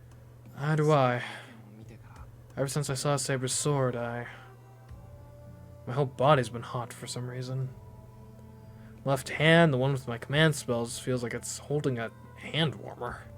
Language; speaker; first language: English; native; English